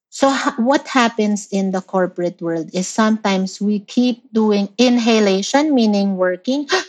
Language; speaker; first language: English; non-native, local second language; Filipino